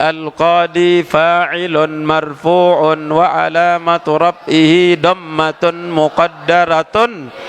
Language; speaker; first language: Arabic; non-native, fluent; Indonesian